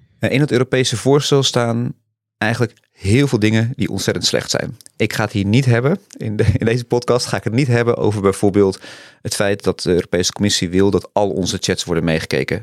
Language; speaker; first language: Dutch; native; Dutch